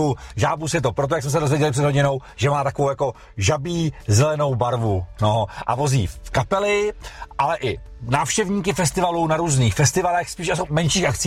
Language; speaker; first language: Czech; native; Czech